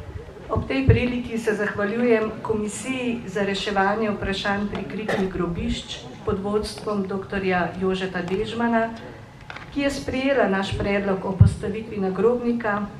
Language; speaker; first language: Slovenian; native; Slovenian